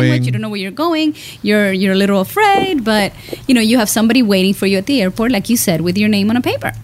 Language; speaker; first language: English; early bilingual, other home language; Spanish